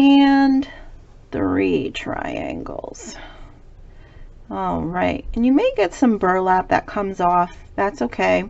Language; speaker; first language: English; native; English